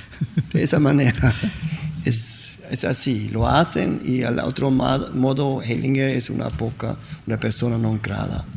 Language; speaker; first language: Spanish; non-native, learner; German